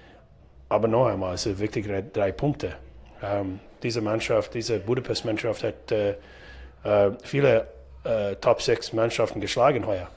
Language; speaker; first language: German; non-native, fluent; English